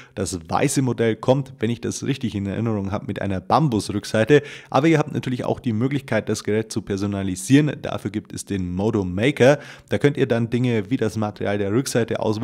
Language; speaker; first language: German; native; German